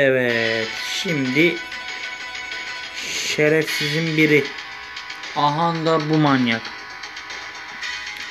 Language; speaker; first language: Turkish; native; Turkish